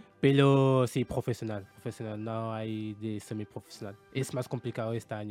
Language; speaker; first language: Spanish; non-native, learner; French